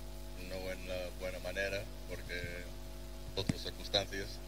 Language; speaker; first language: Spanish; non-native, learner; English